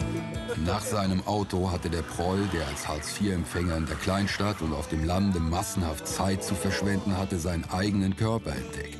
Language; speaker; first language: German; native; German